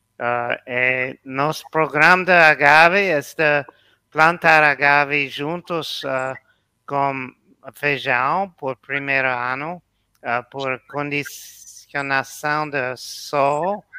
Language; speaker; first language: Portuguese; non-native, learner; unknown